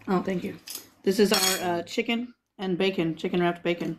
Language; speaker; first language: English; native; English